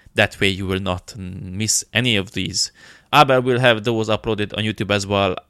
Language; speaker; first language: English; non-native, fluent; Romanian